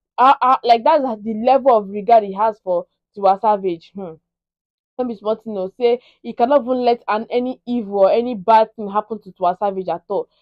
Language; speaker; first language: Nigerian Pidgin; native; Nigerian Pidgin